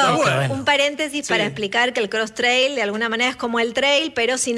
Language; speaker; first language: Spanish; native; Spanish